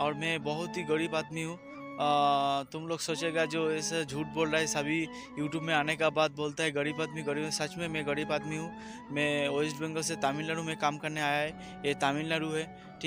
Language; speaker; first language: Hindi; non-native, local second language; Bangla